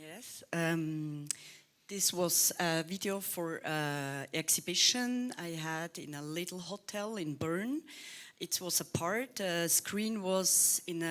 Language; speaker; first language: English; non-native, learner; Swiss German